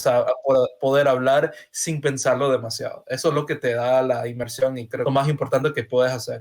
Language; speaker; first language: Spanish; non-native, fluent; English